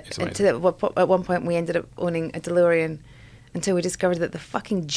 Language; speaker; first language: English; native; English